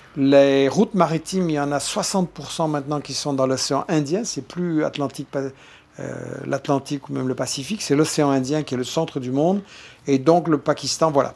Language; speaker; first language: French; native; French